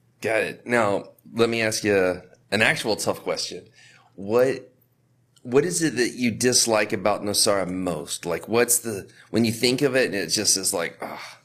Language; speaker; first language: English; native; English